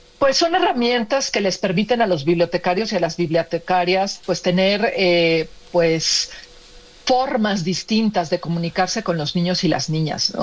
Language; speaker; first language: Spanish; native; Spanish